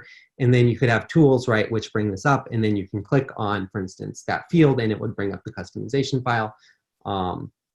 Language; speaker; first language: English; native; English